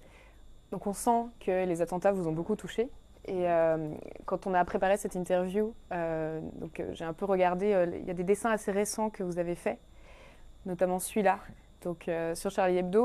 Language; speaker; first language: French; native; French